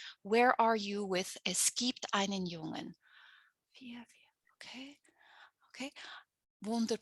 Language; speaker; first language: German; non-native, fluent; English